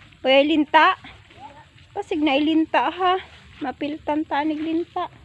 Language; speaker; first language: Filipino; non-native, local second language; Cebuano